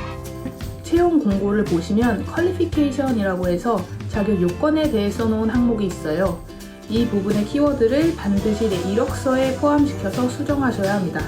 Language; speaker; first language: Korean; native; Korean